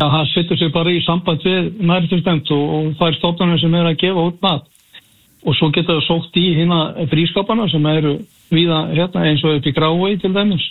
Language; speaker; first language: Icelandic; native; Icelandic